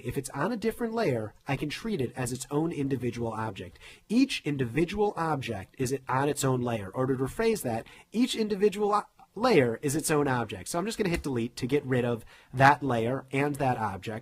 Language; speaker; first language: English; native; English